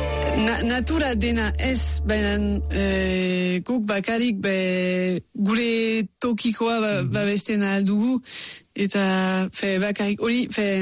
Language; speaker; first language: Basque; non-native, local second language; French